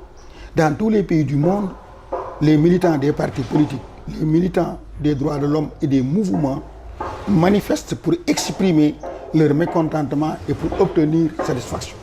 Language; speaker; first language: French; non-native, local second language; Wolof